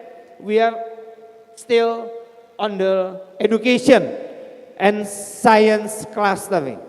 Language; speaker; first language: English; non-native, fluent; Indonesian